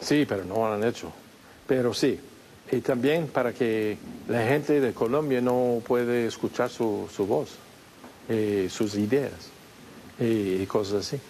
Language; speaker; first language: Spanish; non-native, fluent; English